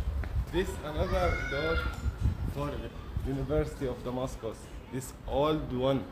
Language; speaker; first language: English; non-native, learner; Arabic